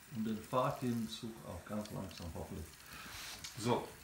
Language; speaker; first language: German; non-native, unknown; English